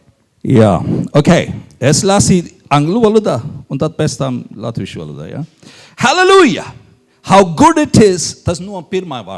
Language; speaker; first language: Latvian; non-native, learner; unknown